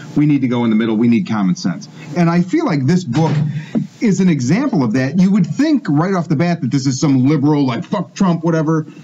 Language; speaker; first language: English; native; English